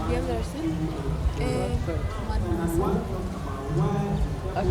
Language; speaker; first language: French; non-native, fluent; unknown